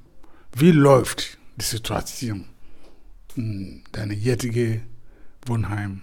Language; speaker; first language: German; non-native, learner; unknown